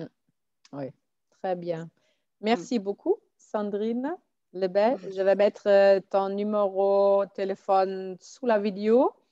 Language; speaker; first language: French; non-native, fluent; German